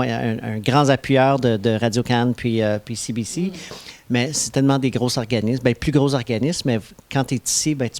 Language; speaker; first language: French; native; French